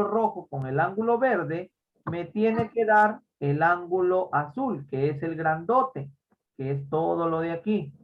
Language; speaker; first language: Spanish; native; Spanish